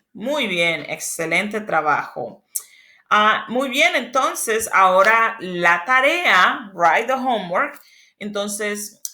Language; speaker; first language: Spanish; non-native, fluent; English